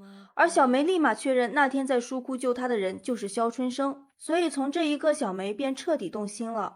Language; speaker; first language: Chinese; native; Chinese